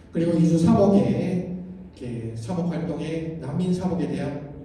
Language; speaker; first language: Korean; native; Korean